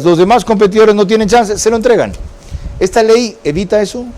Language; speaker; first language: Spanish; native; Spanish